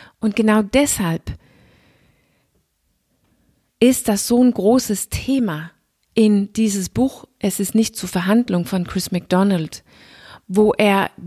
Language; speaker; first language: German; non-native, fluent; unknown